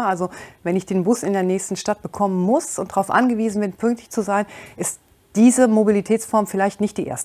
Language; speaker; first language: German; native; German